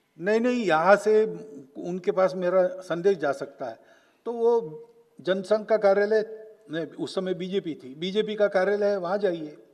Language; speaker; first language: Hindi; non-native, local second language; Marathi